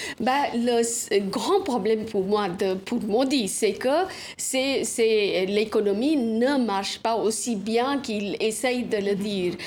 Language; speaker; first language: French; non-native, fluent; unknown